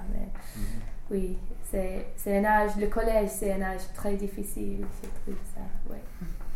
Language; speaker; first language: French; non-native, learner; English